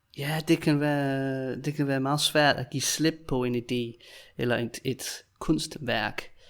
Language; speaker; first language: Danish; native; Danish